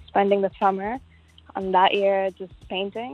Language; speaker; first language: English; non-native, local second language; Tamil